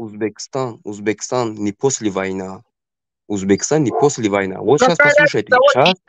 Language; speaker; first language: Russian; non-native, local second language; Tajik